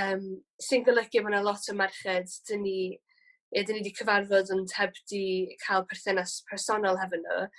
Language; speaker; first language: Welsh; native; Welsh